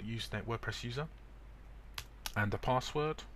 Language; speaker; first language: English; native; English